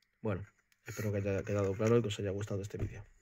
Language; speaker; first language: Spanish; native; Spanish